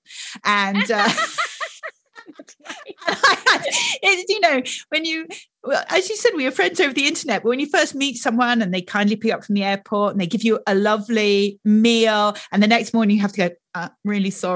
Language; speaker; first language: English; native; English